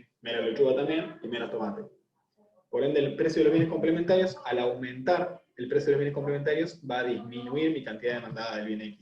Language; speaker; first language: Spanish; native; Spanish